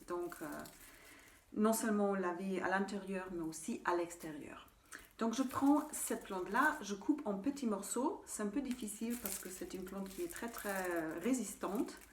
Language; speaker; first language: French; non-native, fluent; German